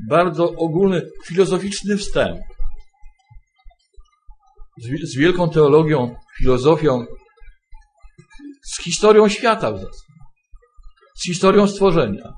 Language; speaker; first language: Polish; native; Polish